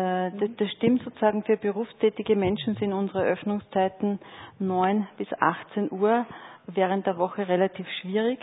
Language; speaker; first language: German; native; German